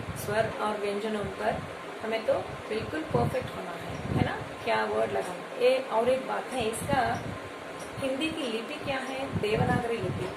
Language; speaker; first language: Hindi; non-native, local second language; Telugu